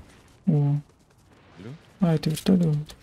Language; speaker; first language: Russian; native; Russian